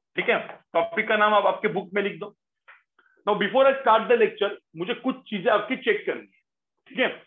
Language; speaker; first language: Hindi; non-native, local second language; Marathi